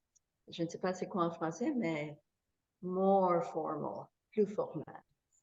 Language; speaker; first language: French; non-native, fluent; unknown